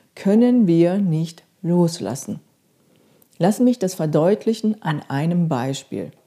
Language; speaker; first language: German; non-native, fluent; Korean